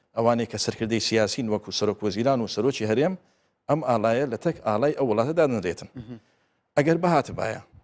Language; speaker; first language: Central Kurdish; non-native, local second language; Turkish